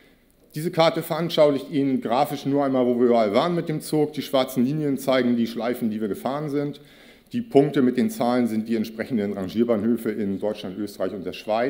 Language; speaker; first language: German; native; German